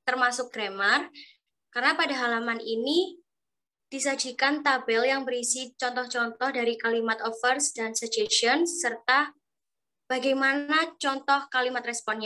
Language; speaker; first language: Indonesian; native; Indonesian